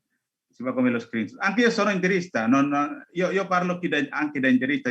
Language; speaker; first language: Italian; non-native, learner; Indonesian